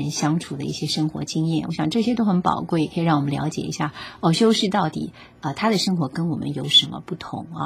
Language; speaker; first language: Chinese; native; Chinese